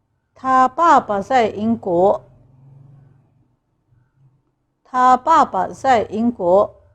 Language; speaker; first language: Chinese; non-native, fluent; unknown